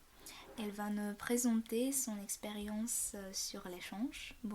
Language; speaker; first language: French; non-native, fluent; Bulgarian